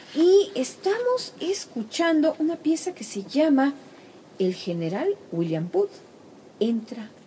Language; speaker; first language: Spanish; native; Spanish